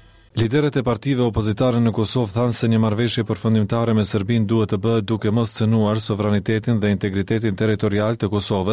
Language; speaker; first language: Albanian; native; Albanian